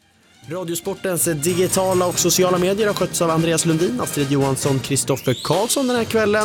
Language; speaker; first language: Swedish; native; Swedish